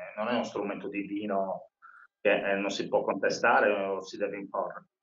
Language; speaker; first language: Italian; native; Italian